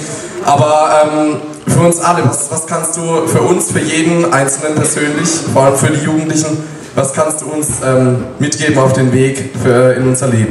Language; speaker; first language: German; native; German